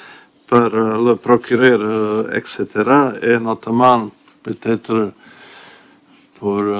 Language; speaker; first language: French; non-native, learner; Bosnian